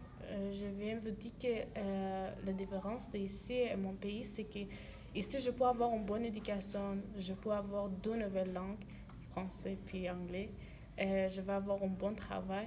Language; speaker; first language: French; non-native, learner; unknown